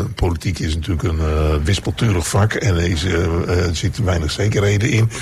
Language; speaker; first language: Dutch; native; Dutch